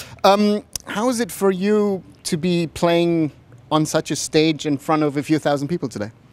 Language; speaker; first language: English; non-native, fluent; German